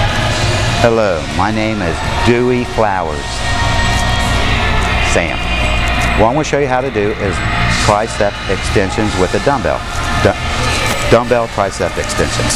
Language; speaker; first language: English; native; English